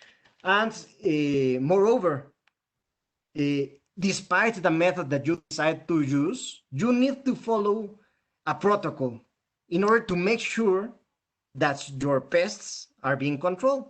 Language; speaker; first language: English; non-native, fluent; Spanish